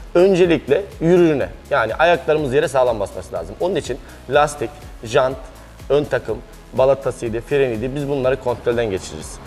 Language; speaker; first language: Turkish; native; Turkish